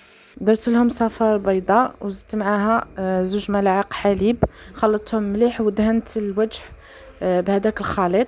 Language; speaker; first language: Arabic; native; Arabic